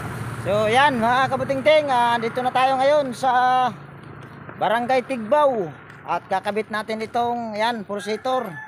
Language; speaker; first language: Filipino; native; Filipino